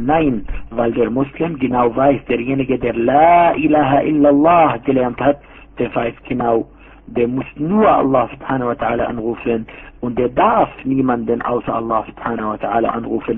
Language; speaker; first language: German; non-native, fluent; Arabic